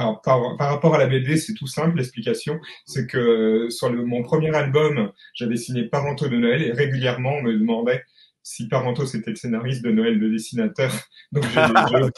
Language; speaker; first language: French; native; French